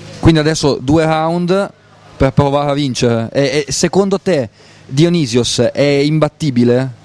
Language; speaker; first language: Italian; native; Italian